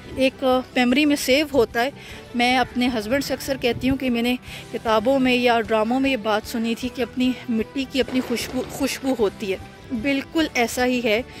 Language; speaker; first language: Urdu; native; Urdu